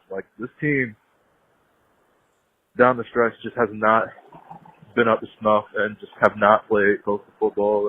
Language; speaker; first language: English; native; English